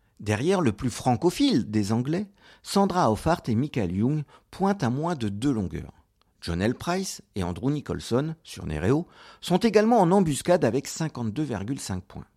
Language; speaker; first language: French; native; French